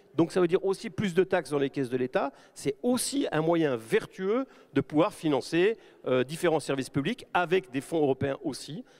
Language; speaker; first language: French; native; French